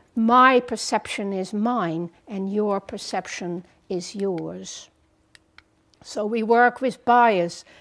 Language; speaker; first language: English; non-native, fluent; Dutch